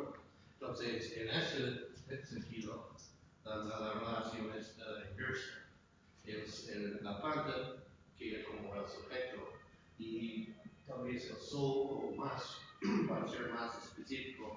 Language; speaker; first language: Spanish; non-native, fluent; English